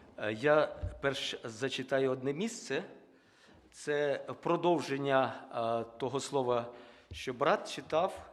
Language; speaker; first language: Ukrainian; non-native, local second language; Russian